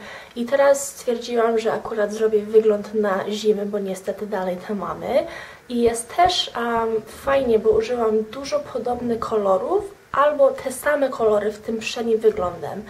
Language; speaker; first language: Polish; early bilingual, heritage; Polish